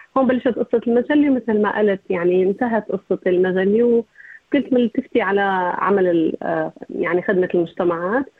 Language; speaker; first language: Arabic; native; Arabic